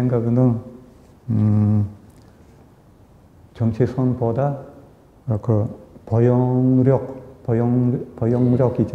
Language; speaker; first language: Korean; early bilingual, heritage; Korean